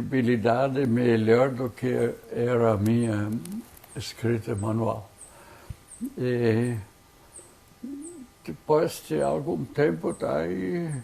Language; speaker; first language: Portuguese; non-native, fluent; German